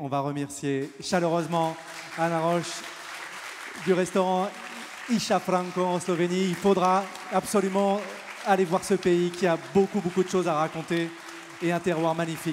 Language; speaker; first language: French; native; French